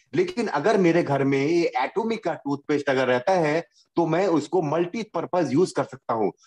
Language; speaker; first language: Hindi; non-native, local second language; Bangla